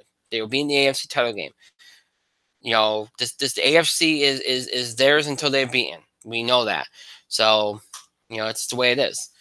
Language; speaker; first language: English; native; English